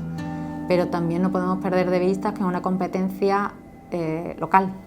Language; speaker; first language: Spanish; native; Spanish